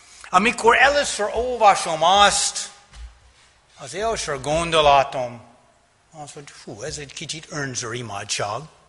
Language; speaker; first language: Hungarian; non-native, fluent; English